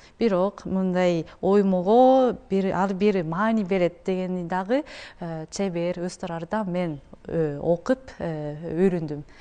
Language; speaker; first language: Kyrgyz; non-native, learner; Japanese